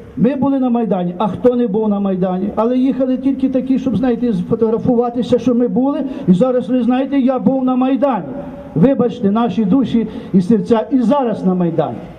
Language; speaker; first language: Ukrainian; native; Ukrainian